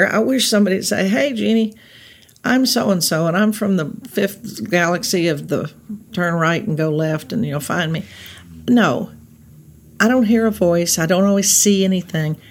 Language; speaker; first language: English; native; English